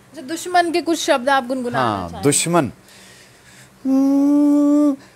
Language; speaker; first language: Hindi; non-native, local second language; Dogri